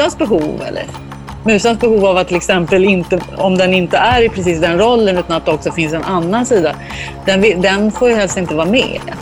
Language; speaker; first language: Swedish; native; Swedish